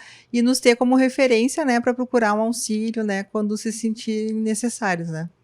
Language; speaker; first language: Portuguese; native; Portuguese